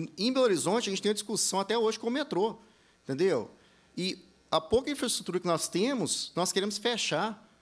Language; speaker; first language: Portuguese; early bilingual, heritage; English